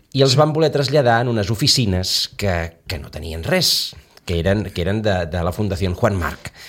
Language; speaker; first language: Catalan; native; Catalan